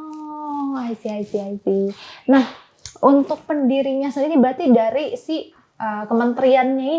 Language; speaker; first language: Indonesian; native; Indonesian